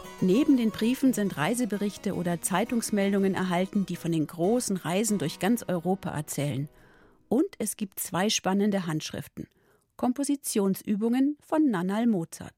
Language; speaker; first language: German; native; German